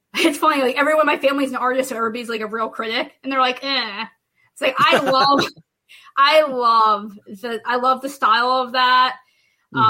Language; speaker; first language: English; native; English